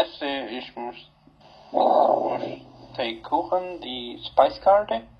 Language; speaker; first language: German; non-native, learner; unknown